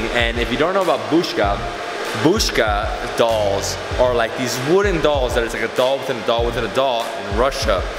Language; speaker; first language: English; native; English